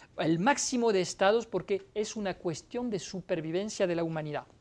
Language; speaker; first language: Spanish; non-native, fluent; French